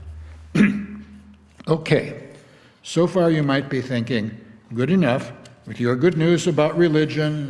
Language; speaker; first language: English; native; English